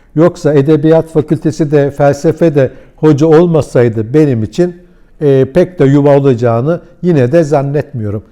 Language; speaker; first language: Turkish; early bilingual, heritage; Turkish